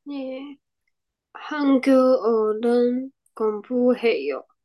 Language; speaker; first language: Korean; non-native, learner; Chinese